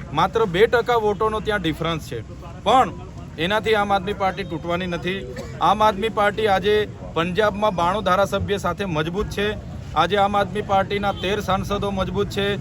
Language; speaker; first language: Gujarati; non-native, local second language; Vasavi